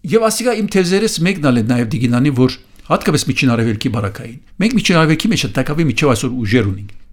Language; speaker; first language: Armenian; native; Armenian